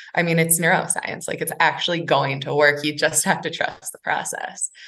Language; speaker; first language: English; native; English